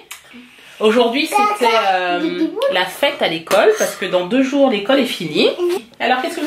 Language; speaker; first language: French; native; French